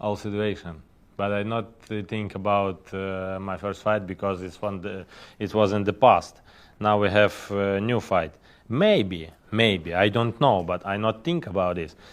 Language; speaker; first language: English; non-native, learner; Ukrainian